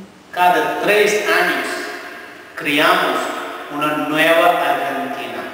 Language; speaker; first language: Spanish; non-native, fluent; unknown